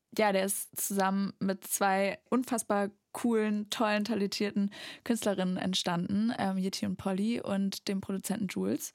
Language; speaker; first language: German; native; German